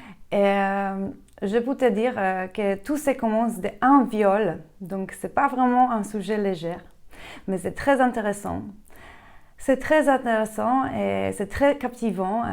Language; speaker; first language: French; non-native, fluent; Polish